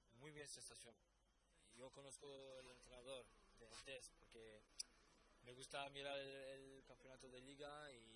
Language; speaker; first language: Spanish; non-native, fluent; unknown